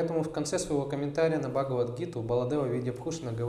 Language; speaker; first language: Russian; native; Russian